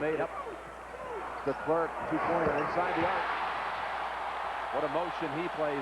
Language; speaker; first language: English; native; English